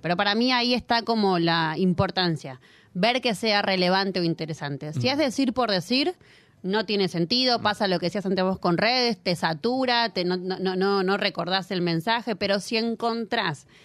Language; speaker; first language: Spanish; native; Spanish